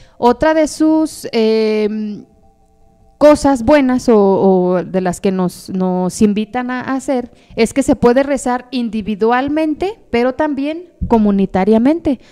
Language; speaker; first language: Spanish; native; Spanish